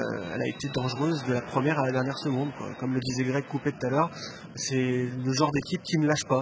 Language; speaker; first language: French; native; French